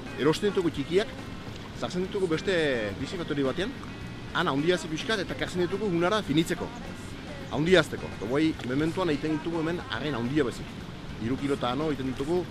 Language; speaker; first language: Basque; native; Basque